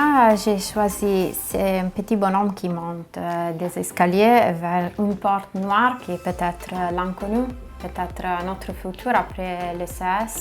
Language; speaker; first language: French; non-native, fluent; Italian